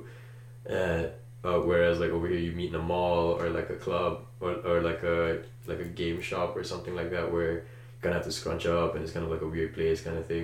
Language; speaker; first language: English; non-native, local second language; Malay